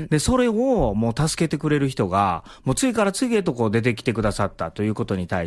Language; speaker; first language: Japanese; native; Japanese